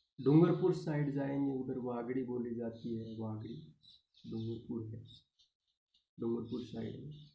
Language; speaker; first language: Hindi; native; Hindi